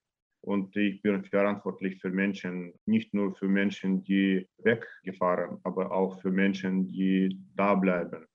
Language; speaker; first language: German; non-native, learner; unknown